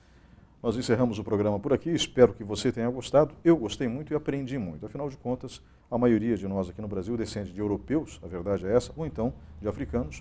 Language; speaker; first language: Portuguese; native; Portuguese